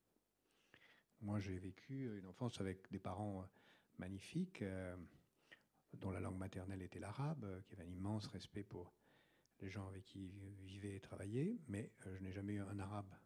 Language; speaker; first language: French; native; French